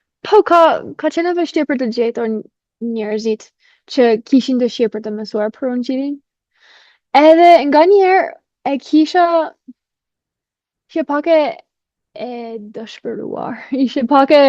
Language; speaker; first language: Albanian; non-native, fluent; English